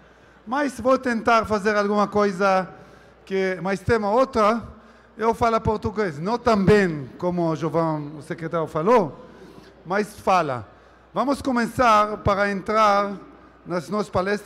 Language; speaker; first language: Portuguese; non-native, learner; Hebrew